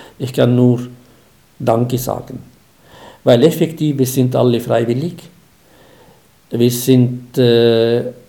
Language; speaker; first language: German; non-native, fluent; Arabic